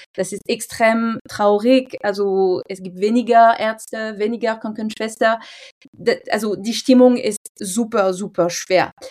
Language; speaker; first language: German; non-native, fluent; French